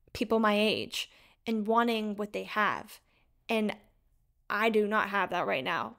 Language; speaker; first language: English; native; English